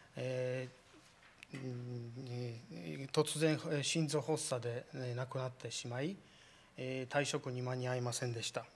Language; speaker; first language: Japanese; non-native, fluent; Polish